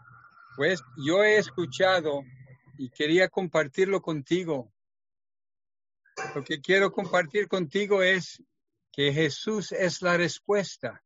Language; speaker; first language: Spanish; non-native, fluent; English